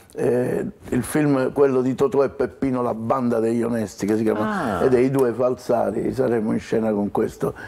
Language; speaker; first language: Italian; native; Italian